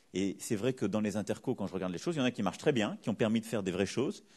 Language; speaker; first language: French; native; French